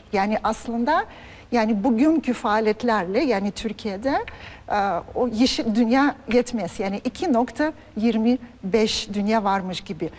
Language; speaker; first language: Turkish; non-native, fluent; Russian